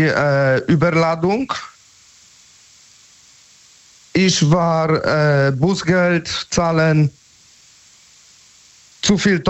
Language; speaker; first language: German; non-native, learner; Polish